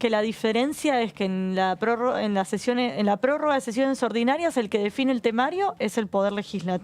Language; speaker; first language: Spanish; native; Spanish